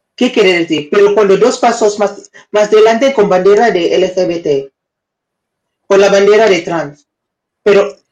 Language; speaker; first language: Spanish; non-native, learner; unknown